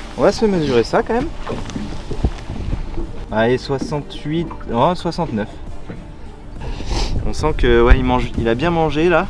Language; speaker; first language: French; native; French